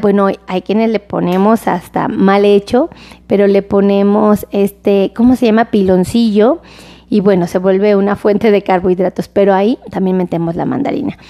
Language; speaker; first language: Spanish; native; Spanish